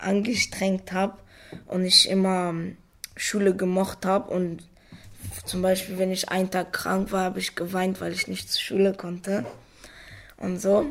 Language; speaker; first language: German; early bilingual, other home language; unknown